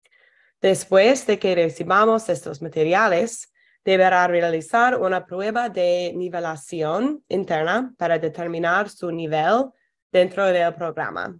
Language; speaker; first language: Spanish; non-native, fluent; English